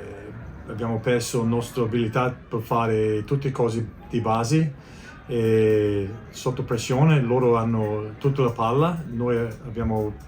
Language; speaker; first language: Italian; non-native, learner; English